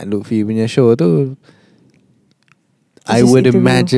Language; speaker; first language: English; non-native, local second language; Malay